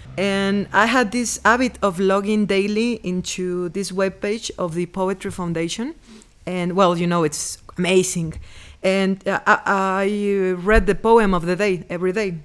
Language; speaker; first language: English; non-native, fluent; Spanish